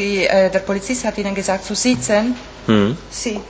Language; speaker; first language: German; non-native, local second language; Italian